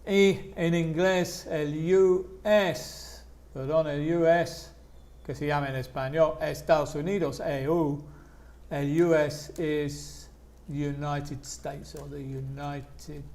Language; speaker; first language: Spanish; non-native, fluent; English